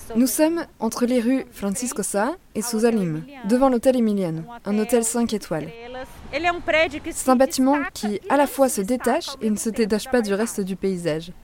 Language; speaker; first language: French; non-native, fluent; Portuguese